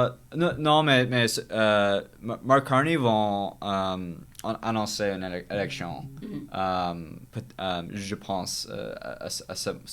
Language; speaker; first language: French; non-native, local second language; English